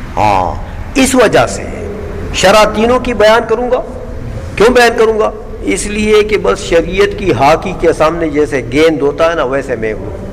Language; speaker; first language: Urdu; non-native, local second language; Pashto